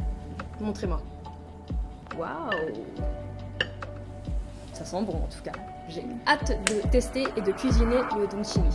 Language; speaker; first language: French; native; French